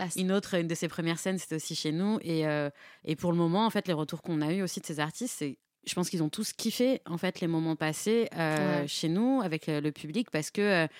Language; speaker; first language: French; native; French